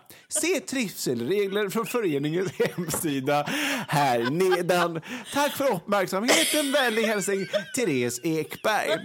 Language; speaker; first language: Swedish; native; Swedish